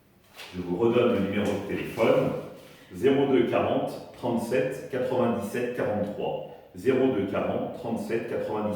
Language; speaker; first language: French; native; French